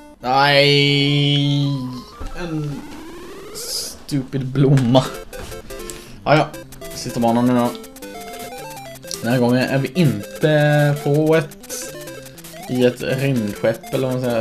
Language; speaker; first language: Swedish; native; Swedish